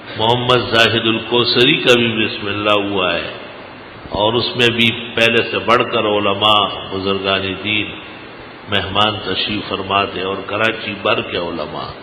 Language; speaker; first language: Urdu; non-native, local second language; Pashto